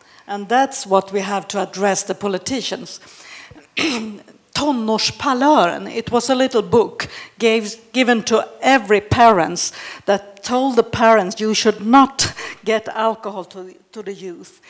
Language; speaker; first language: English; non-native, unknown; Swedish